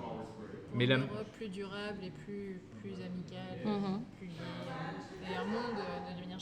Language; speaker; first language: French; native; French